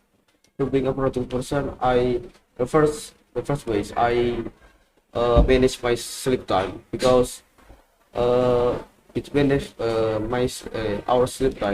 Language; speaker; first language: English; non-native, learner; Indonesian